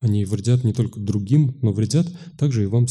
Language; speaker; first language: Russian; native; Russian